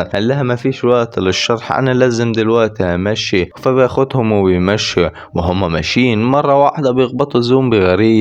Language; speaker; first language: Arabic; native; Arabic